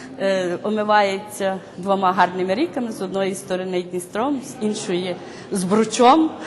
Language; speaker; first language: Ukrainian; native; Ukrainian